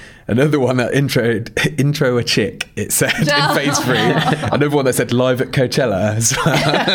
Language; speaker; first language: English; native; English